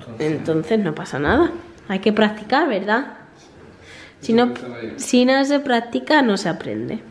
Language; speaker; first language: Spanish; native; Spanish